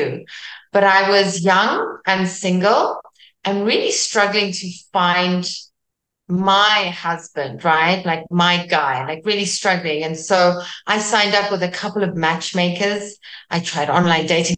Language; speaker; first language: English; non-native, local second language; Afrikaans